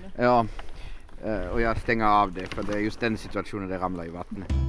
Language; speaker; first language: Swedish; non-native, fluent; German